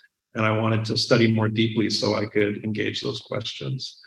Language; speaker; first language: English; native; English